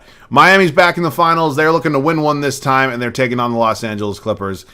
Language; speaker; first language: English; native; English